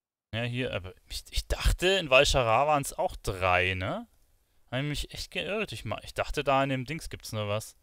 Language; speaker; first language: German; native; German